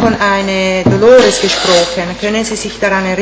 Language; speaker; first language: German; non-native, fluent; Italian